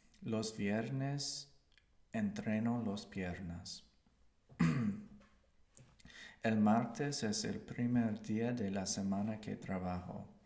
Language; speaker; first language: Spanish; non-native, learner; English